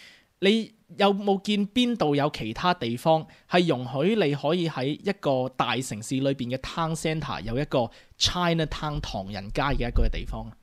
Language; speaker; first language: Cantonese; native; Cantonese